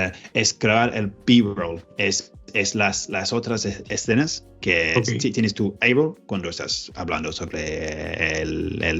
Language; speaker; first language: Spanish; non-native, learner; English